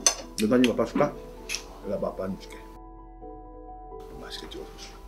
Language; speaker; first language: Korean; native; Korean